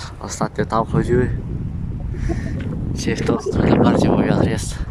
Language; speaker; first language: Polish; native; Polish